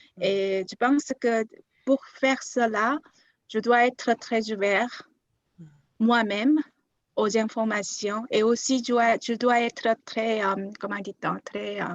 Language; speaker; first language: French; non-native, fluent; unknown